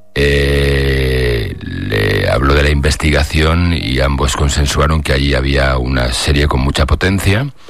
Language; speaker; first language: Spanish; native; Spanish